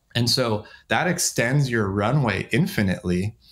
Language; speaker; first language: English; native; English